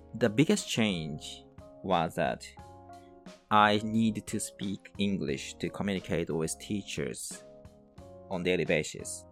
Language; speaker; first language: English; non-native, fluent; Japanese